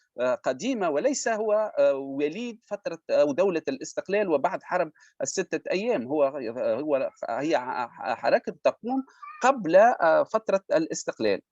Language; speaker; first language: Arabic; native; Arabic